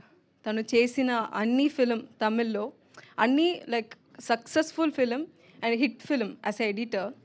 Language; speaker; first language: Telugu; non-native, learner; Tamil